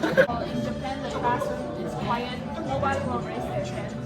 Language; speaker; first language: English; non-native, fluent; Chinese